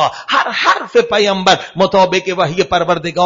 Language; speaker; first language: Persian; non-native, fluent; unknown